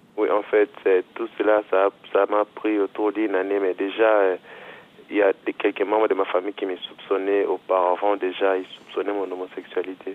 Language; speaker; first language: French; non-native, local second language; Lingala